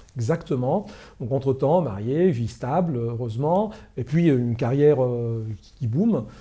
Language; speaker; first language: French; non-native, local second language; Arabic